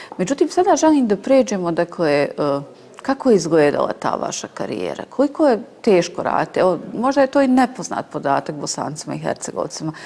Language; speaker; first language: Serbian; native; Serbian